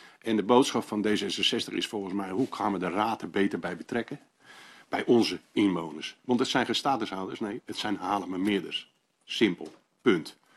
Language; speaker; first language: Dutch; native; Dutch